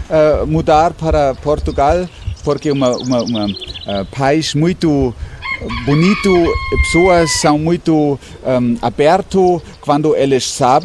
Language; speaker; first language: Portuguese; non-native, learner; German